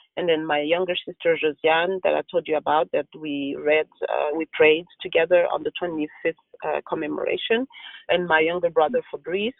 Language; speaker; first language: English; non-native, local second language; Kinyarwanda